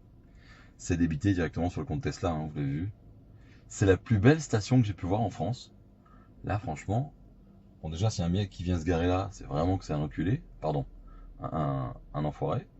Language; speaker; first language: French; native; French